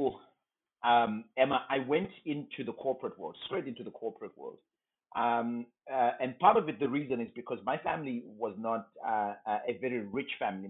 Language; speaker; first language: English; non-native, local second language; Shona